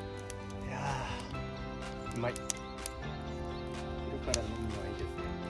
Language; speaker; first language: Japanese; native; Japanese